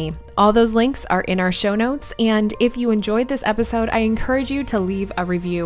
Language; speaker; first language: English; native; English